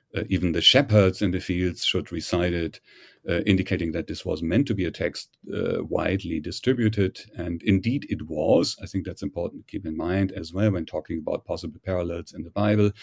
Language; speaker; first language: English; non-native, fluent; German